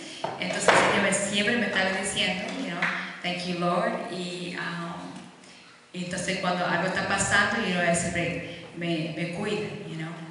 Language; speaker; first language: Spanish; early bilingual, heritage; Spanish